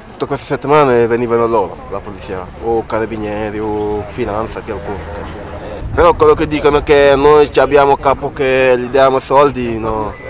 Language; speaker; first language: Italian; non-native, learner; Wolof